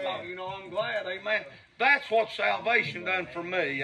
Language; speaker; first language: English; native; English